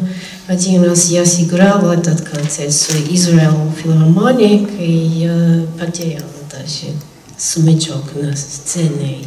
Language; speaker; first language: Russian; non-native, learner; Japanese